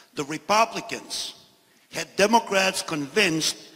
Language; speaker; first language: English; non-native, fluent; Albanian